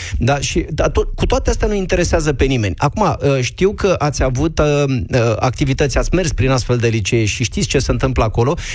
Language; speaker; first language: Romanian; native; Romanian